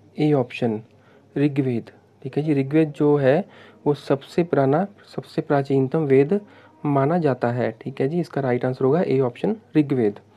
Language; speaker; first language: Hindi; non-native, local second language; Punjabi